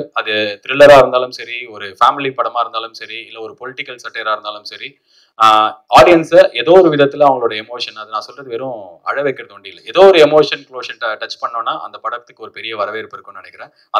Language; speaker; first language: Tamil; native; Tamil